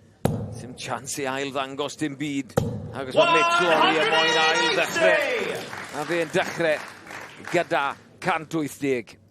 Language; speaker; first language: Welsh; native; Welsh